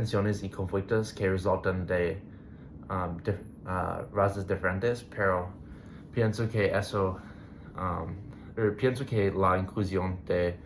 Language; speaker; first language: Spanish; non-native, learner; English